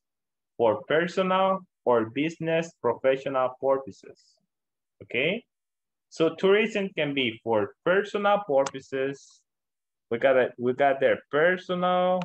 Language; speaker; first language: English; non-native, learner; Spanish